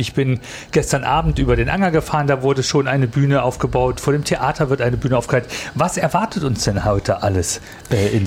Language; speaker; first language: German; native; German